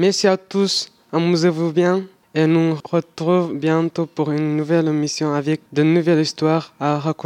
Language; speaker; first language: French; non-native, learner; Tigrinya